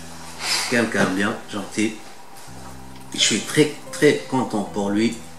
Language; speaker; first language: French; non-native, learner; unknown